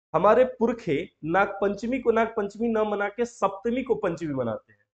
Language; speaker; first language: Hindi; native; Hindi